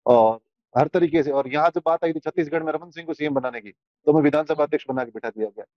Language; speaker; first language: Hindi; native; Hindi